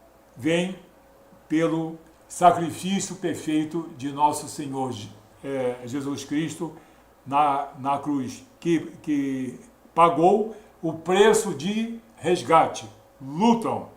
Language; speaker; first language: Portuguese; native; Portuguese